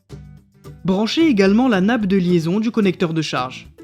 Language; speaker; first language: French; native; French